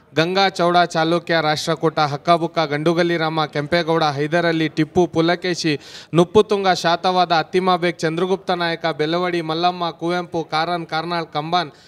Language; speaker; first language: Kannada; non-native, local second language; Urdu